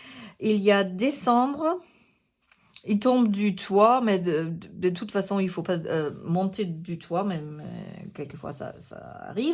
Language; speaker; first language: French; non-native, fluent; German